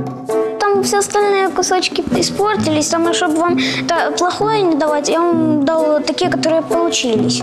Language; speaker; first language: Ukrainian; non-native, local second language; Russian